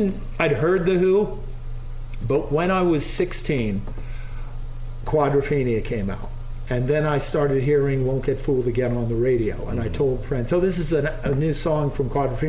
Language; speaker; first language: English; native; English